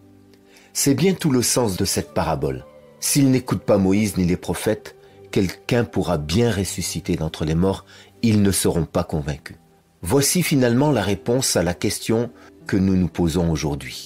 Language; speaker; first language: French; native; French